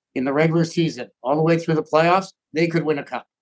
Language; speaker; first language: English; native; English